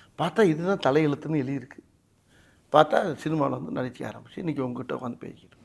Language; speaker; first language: Tamil; native; Tamil